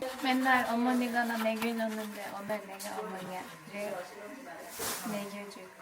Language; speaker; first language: Korean; non-native, learner; Turkish